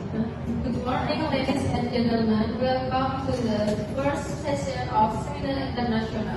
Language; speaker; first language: English; non-native, learner; Indonesian